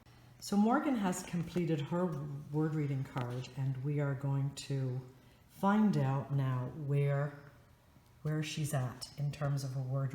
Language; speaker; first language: English; native; English